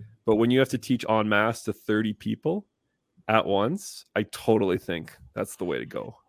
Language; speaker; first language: English; native; English